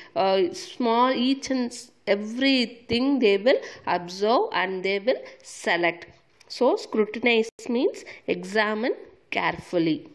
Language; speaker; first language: English; non-native, local second language; Tamil